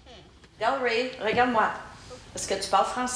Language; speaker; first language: French; native; French